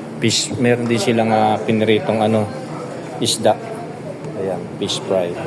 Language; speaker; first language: Filipino; native; Filipino